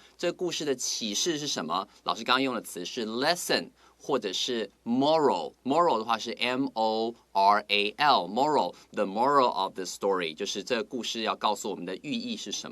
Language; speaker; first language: Chinese; native; Chinese